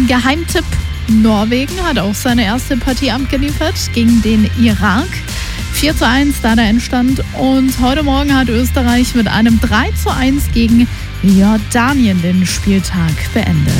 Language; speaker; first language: German; native; German